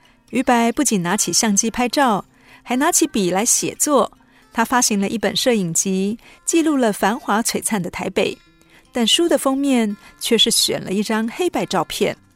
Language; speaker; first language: Chinese; native; Chinese